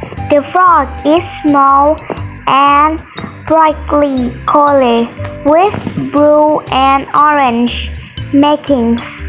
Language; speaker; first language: English; non-native, learner; Thai